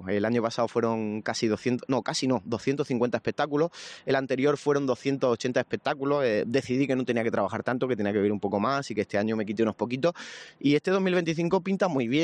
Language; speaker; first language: Spanish; native; Spanish